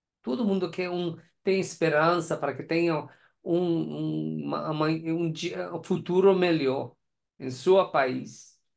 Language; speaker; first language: Portuguese; non-native, learner; Persian